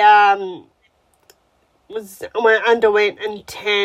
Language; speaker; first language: English; native; English